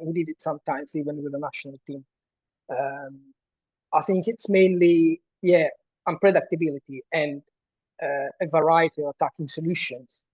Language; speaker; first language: English; non-native, fluent; Italian